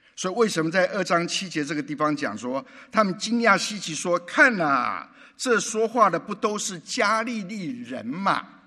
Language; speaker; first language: Chinese; native; Chinese